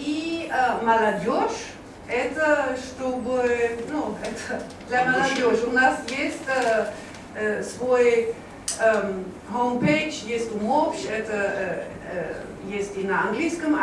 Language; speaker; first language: Russian; non-native, learner; German